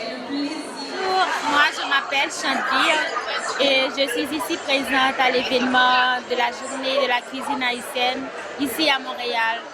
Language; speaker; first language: French; early bilingual, other home language; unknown